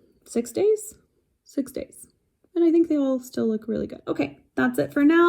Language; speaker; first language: English; native; English